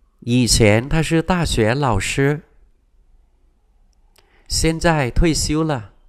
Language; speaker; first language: Chinese; non-native, fluent; Vietnamese